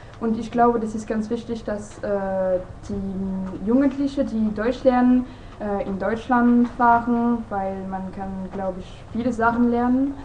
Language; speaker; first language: German; non-native, fluent; French